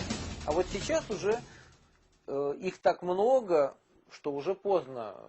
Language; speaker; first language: Russian; native; Russian